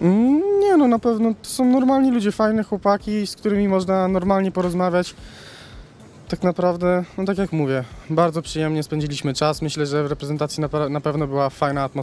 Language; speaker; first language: Polish; native; Polish